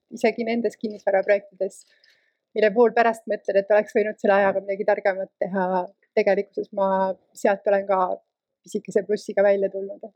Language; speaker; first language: Estonian; native; Estonian